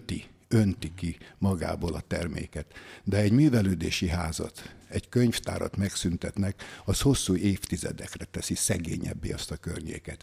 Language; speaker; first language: Hungarian; native; Hungarian